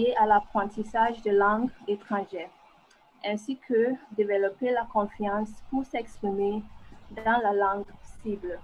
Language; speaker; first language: French; non-native, fluent; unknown